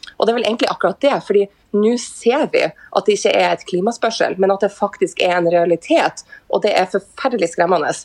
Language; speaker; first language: Norwegian; native; Norwegian